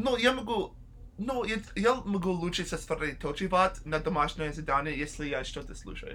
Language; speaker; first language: Russian; non-native, learner; English